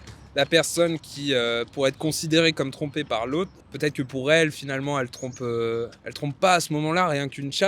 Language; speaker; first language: French; native; French